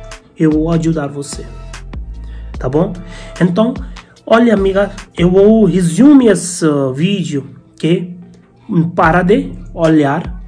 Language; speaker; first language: Portuguese; non-native, learner; Hindi